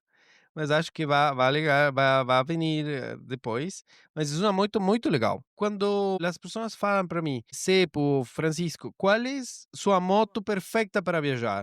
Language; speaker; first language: Portuguese; non-native, learner; Spanish